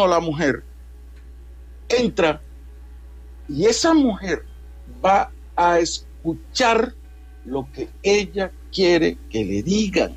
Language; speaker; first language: Spanish; native; Spanish